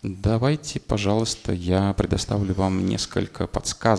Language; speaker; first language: Russian; native; Russian